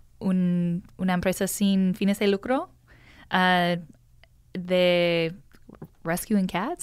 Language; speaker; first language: Spanish; non-native, learner; English